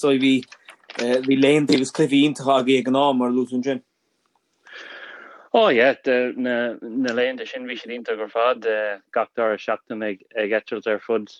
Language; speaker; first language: Irish; non-native, local second language; English